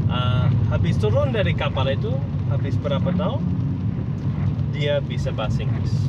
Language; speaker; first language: Indonesian; non-native, fluent; English